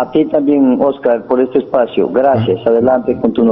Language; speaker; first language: Spanish; native; Spanish